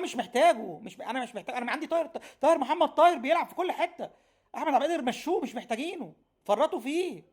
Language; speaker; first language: Arabic; native; Arabic